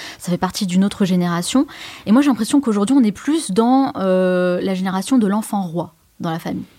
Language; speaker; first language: French; native; French